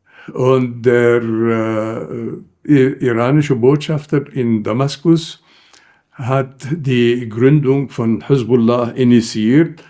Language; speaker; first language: German; non-native, fluent; Arabic